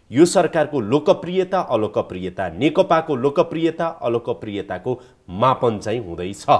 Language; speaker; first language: Nepali; native; Nepali